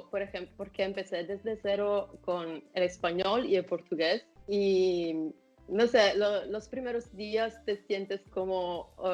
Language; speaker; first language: Spanish; non-native, fluent; Italian